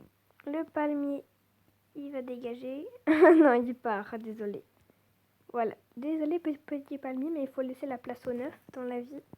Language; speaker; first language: French; native; French